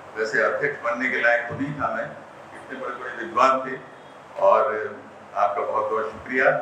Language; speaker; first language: Hindi; native; Hindi